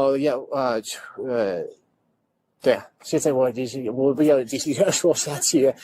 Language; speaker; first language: Chinese; non-native, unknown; English